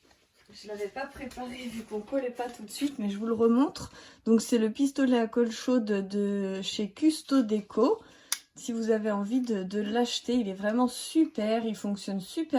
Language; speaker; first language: French; native; French